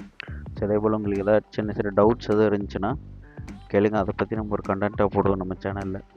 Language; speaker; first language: Tamil; native; Tamil